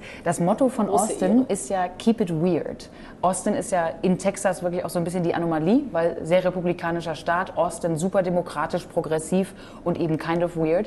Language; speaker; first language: German; native; German